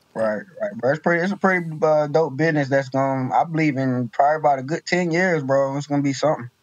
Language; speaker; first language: English; native; English